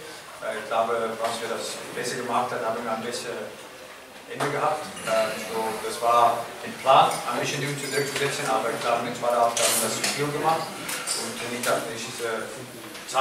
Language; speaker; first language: German; non-native, fluent; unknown